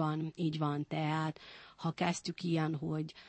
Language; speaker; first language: Hungarian; non-native, fluent; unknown